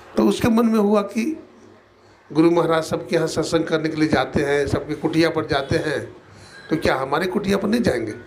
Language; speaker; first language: Hindi; native; Hindi